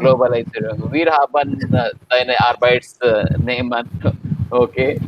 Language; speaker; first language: German; non-native, learner; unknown